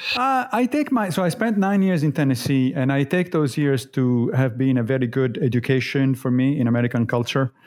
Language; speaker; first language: English; non-native, fluent; Italian